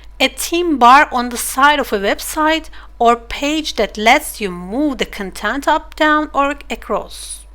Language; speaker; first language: English; non-native, fluent; Turkish